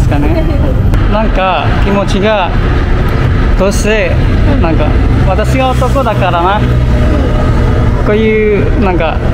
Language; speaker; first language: Japanese; non-native, learner; Indonesian